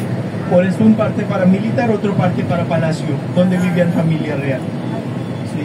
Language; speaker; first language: Spanish; non-native, fluent; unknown